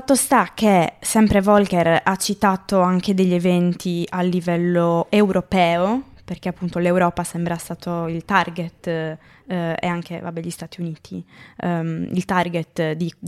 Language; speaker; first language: Italian; native; Italian